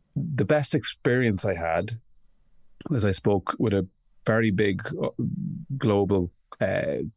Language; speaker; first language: English; native; English